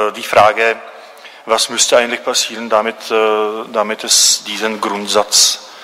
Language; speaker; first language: German; non-native, fluent; Czech